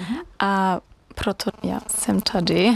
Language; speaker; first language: Czech; non-native, learner; German